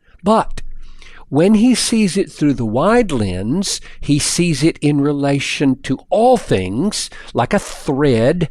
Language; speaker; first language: English; native; English